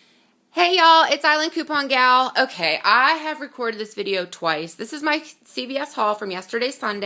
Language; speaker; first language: English; native; English